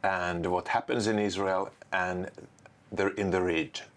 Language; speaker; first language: English; non-native, fluent; Finnish